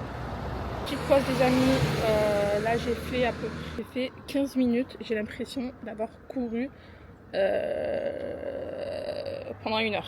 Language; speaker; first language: French; native; French